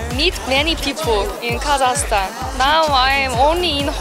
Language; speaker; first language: English; non-native, learner; Korean